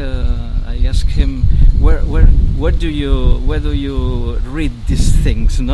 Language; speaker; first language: English; non-native, learner; Spanish